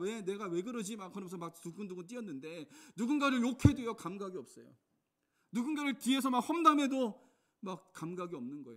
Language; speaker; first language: Korean; native; Korean